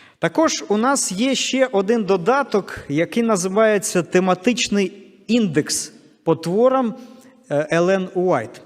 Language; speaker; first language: Ukrainian; non-native, local second language; Russian